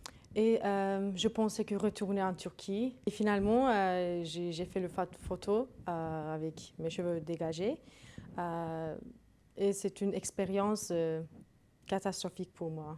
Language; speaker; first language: French; non-native, learner; Turkish